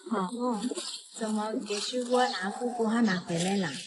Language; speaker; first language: Chinese; non-native, learner; Lao